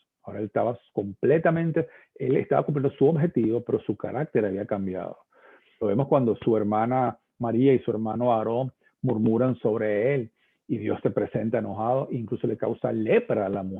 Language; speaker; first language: Spanish; native; Spanish